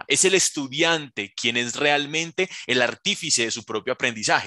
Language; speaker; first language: Spanish; native; Spanish